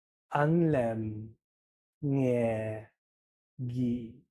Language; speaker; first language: Vietnamese; non-native, learner; Dutch